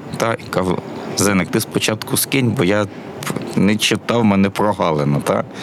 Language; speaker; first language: Ukrainian; native; Ukrainian